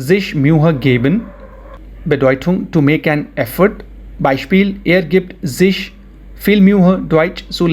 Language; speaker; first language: German; non-native, fluent; Hindi